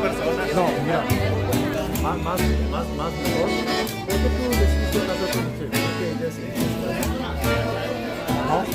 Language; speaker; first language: Spanish; non-native, fluent; Korean